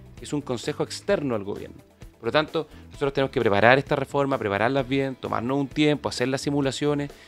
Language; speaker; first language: Spanish; native; Spanish